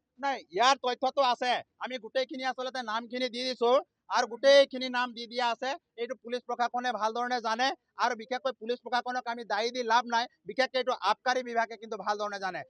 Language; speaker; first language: Assamese; non-native, local second language; Sadri